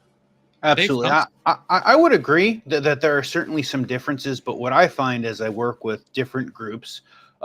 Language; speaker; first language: English; native; English